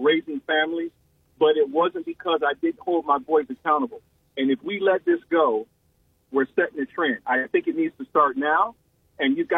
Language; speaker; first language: English; native; English